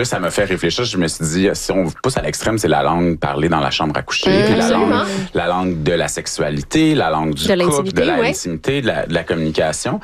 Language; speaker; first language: French; native; French